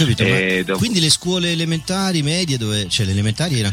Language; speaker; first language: Italian; native; Italian